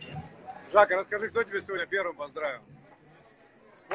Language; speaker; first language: Russian; native; Russian